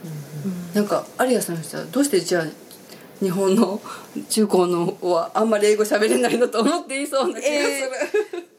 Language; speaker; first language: Japanese; native; Japanese